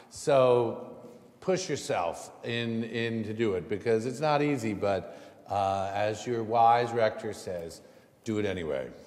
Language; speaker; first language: English; native; English